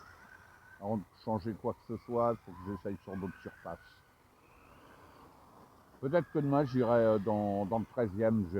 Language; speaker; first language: French; native; French